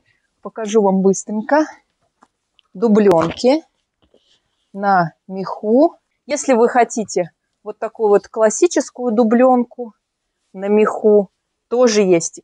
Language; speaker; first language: Russian; native; Russian